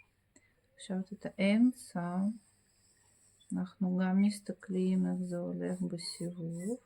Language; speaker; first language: Hebrew; non-native, fluent; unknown